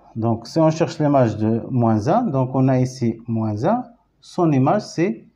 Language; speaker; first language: French; non-native, local second language; Arabic